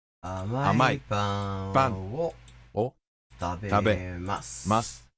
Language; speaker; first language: Japanese; non-native, fluent; English